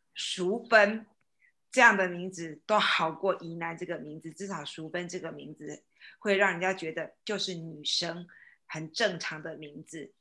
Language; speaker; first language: Chinese; native; Chinese